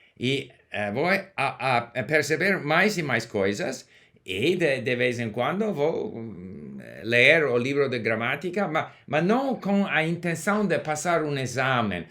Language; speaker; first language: Portuguese; non-native, learner; English